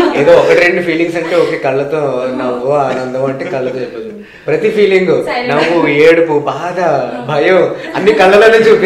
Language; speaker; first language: Telugu; native; Telugu